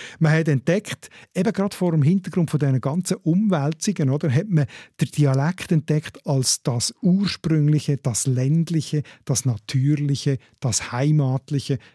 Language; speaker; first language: German; native; German